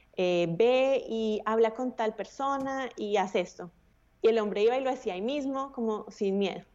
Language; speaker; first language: Spanish; native; Spanish